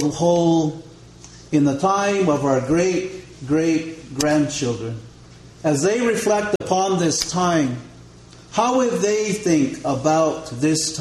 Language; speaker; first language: English; non-native, local second language; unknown